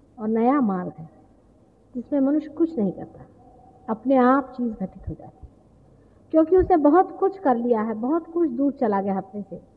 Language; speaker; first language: Hindi; non-native, local second language; Marathi